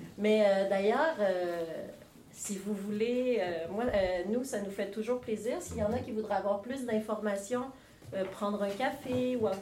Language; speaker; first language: French; native; French